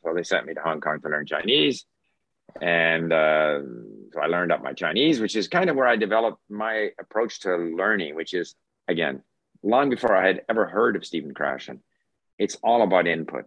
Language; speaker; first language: English; early bilingual, other home language; Swedish